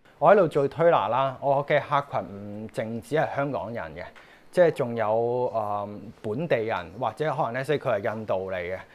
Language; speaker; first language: Cantonese; native; Cantonese